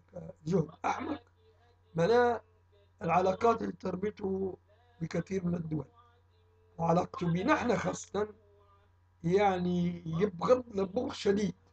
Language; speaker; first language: Arabic; native; Arabic